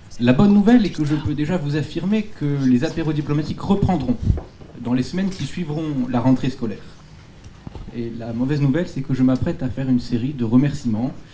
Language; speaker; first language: French; native; French